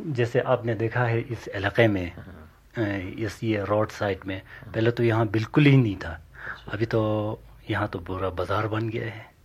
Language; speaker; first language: Urdu; non-native, local second language; Ladakhi